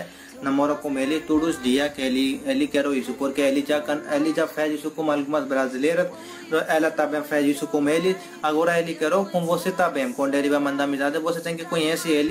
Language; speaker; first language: Portuguese; non-native, learner; Hindi